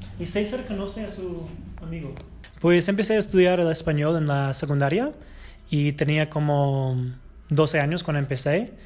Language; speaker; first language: Spanish; non-native, fluent; English